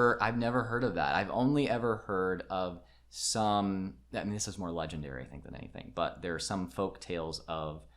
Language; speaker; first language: English; native; English